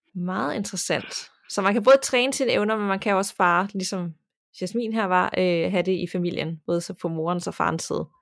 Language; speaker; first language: Danish; native; Danish